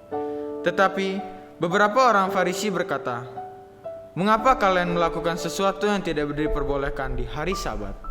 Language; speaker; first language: Indonesian; native; Indonesian